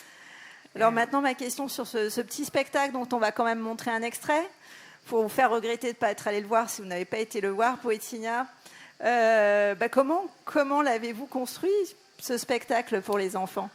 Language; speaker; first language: French; native; French